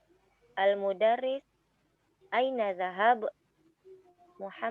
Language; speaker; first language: Arabic; non-native, learner; Indonesian